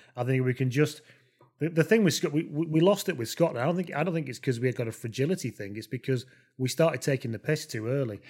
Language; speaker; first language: English; native; English